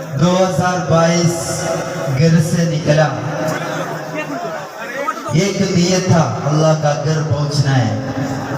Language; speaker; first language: Urdu; non-native, local second language; Malayalam